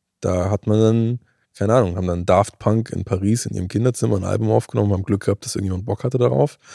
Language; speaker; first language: German; native; German